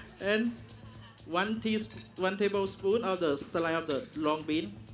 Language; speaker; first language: English; non-native, learner; Thai